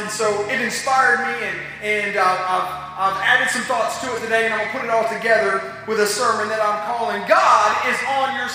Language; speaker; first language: English; native; English